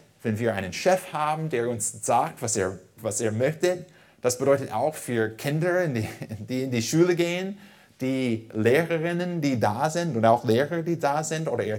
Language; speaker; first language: German; non-native, fluent; English